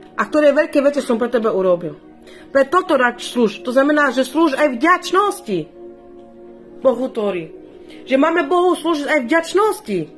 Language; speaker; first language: Slovak; non-native, local second language; Romany